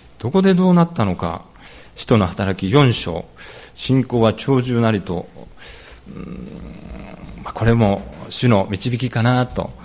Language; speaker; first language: Japanese; native; Japanese